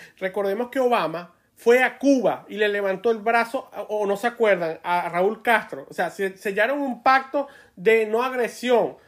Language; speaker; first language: Spanish; native; Spanish